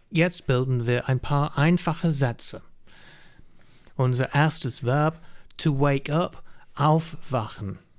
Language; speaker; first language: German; non-native, fluent; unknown